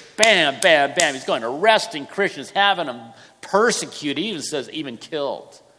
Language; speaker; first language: English; native; English